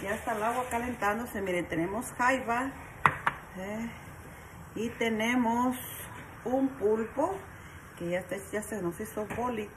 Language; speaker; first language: Spanish; native; Spanish